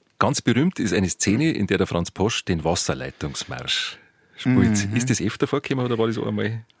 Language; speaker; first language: German; native; German